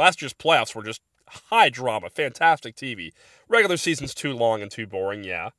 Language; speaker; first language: English; native; English